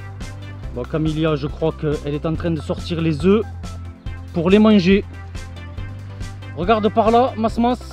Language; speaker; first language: French; native; French